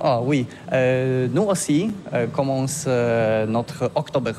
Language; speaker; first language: French; non-native, learner; Polish